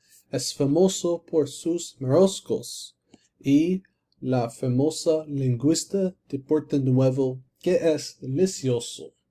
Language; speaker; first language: Spanish; non-native, learner; English